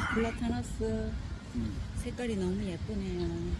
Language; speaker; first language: Korean; native; Korean